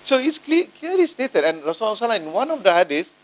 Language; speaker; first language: English; non-native, local second language; Malay